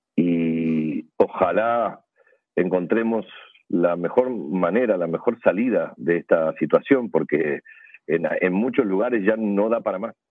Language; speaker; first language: Spanish; native; Spanish